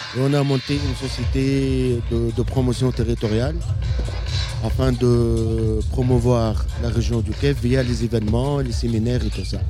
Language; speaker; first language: French; non-native, local second language; Arabic